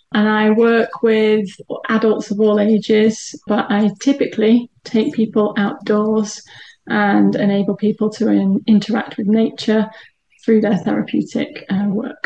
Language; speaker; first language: English; native; English